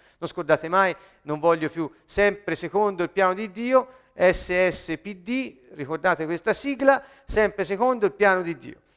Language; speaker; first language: Italian; native; Italian